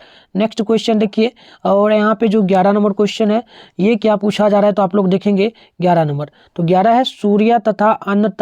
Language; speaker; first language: Hindi; native; Hindi